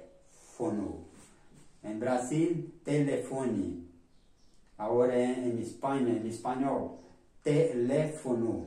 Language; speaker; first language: Spanish; non-native, fluent; Portuguese